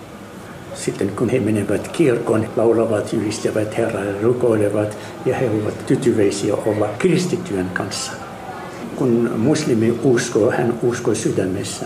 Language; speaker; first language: Finnish; non-native, learner; Arabic